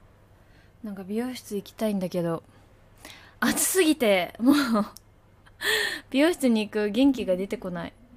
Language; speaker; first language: Japanese; native; Japanese